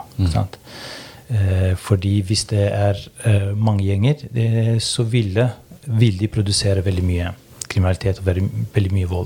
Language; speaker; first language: Norwegian; non-native, fluent; Albanian